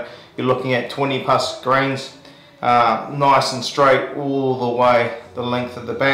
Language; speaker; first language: English; native; English